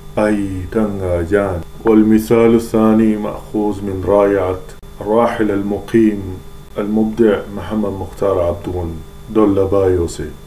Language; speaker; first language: Arabic; non-native, local second language; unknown